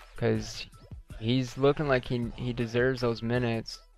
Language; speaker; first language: English; native; English